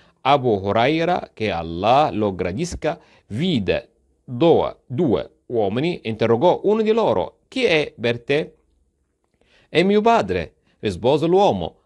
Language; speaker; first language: Italian; non-native, fluent; Arabic